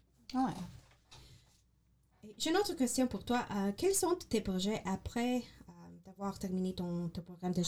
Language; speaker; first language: French; non-native, learner; English